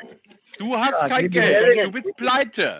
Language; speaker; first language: German; native; German